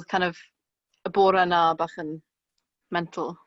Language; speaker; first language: Welsh; native; Welsh